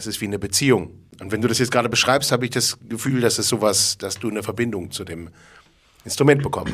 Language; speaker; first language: German; native; German